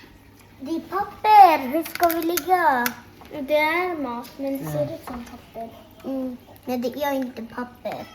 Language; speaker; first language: Swedish; early bilingual, other home language; Mongolian